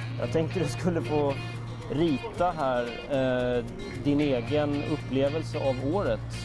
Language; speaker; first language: Swedish; native; Swedish